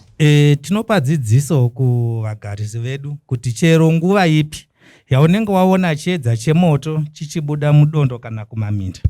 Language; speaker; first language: Shona; native; Shona